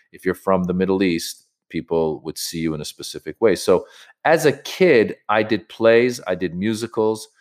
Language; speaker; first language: English; native; English